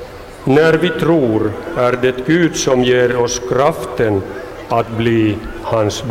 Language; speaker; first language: Swedish; non-native, local second language; Finnish